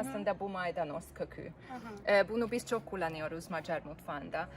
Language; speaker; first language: Turkish; non-native, fluent; Hungarian